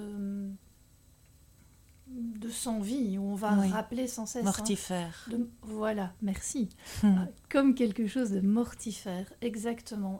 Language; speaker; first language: French; native; French